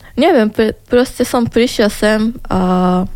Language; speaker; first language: Slovak; non-native, learner; Japanese